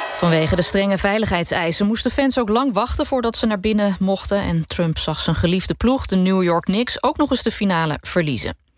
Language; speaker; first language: Dutch; native; Dutch